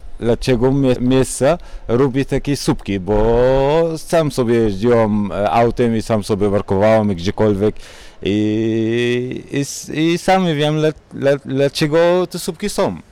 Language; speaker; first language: Polish; non-native, learner; Arabic